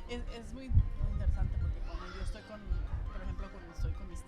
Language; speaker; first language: Spanish; early bilingual, heritage; English